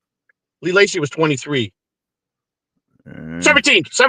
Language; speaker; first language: English; native; English